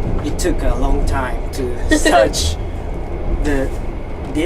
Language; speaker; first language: English; non-native, learner; Japanese